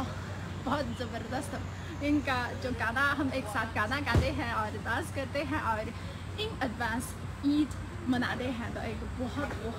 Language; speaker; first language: Hindi; non-native, learner; Chinese